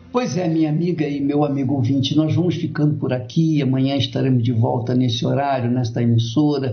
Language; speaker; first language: Portuguese; native; Portuguese